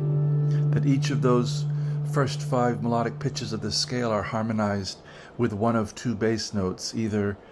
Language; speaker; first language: English; native; English